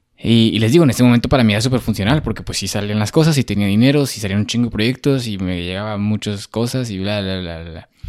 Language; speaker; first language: Spanish; native; Spanish